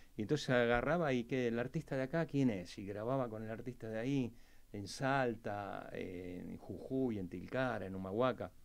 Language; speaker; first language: Spanish; native; Spanish